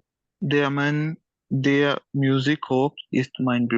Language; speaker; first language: German; non-native, learner; Urdu